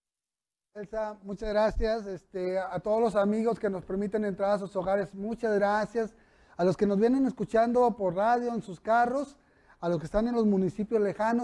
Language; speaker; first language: Spanish; native; Spanish